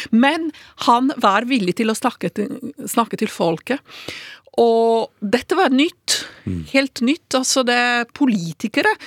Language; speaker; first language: Norwegian; non-native, fluent; Italian